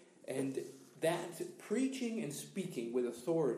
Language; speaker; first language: English; native; English